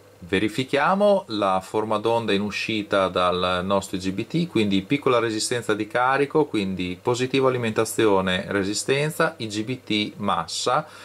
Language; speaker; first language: Italian; native; Italian